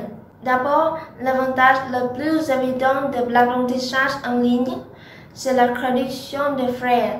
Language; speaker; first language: French; non-native, learner; Vietnamese